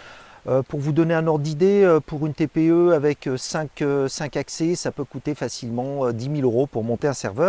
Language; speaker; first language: French; native; French